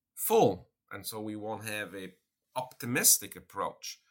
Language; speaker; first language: English; non-native, fluent; Italian